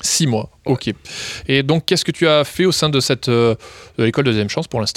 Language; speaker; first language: French; native; French